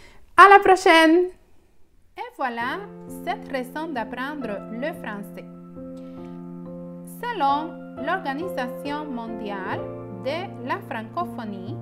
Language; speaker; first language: French; non-native, fluent; Spanish